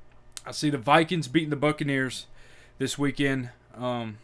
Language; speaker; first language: English; native; English